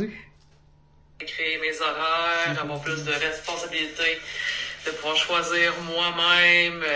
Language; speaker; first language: French; native; French